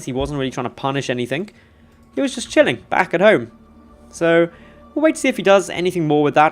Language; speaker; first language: English; native; English